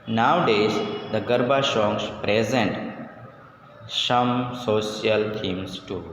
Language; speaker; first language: English; non-native, local second language; Gujarati